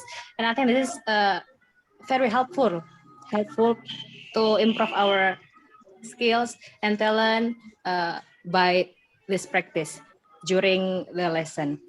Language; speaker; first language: English; non-native, learner; Indonesian